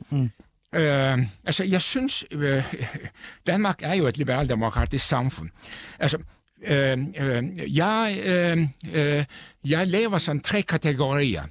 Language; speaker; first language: Danish; non-native, fluent; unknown